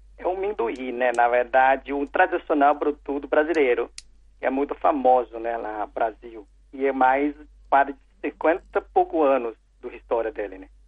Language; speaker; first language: Portuguese; non-native, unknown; Chinese